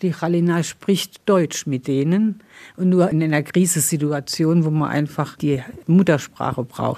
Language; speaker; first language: German; native; German